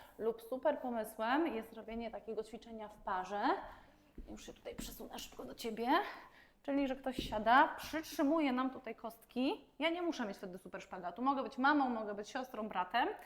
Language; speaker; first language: Polish; native; Polish